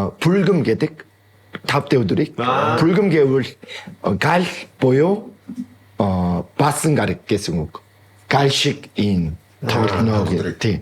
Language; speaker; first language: Mongolian; non-native, fluent; Korean